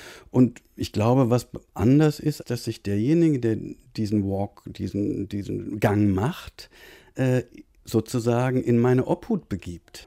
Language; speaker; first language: German; native; German